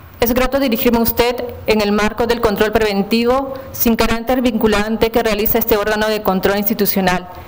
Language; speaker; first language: Spanish; native; Spanish